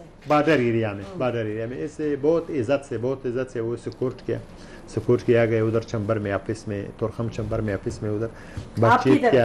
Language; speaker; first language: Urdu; non-native, learner; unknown